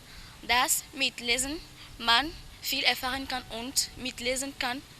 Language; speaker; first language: German; non-native, learner; French